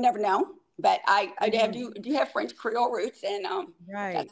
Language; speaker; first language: English; native; English